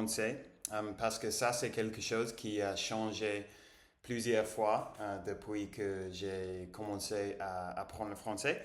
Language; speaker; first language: French; non-native, learner; English